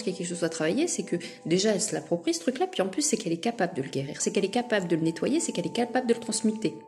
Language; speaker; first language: French; native; French